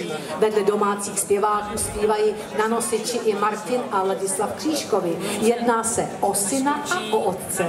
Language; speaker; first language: Czech; native; Czech